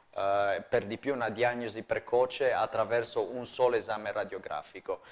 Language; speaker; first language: Italian; native; Italian